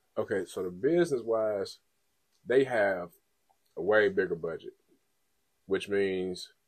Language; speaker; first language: English; native; English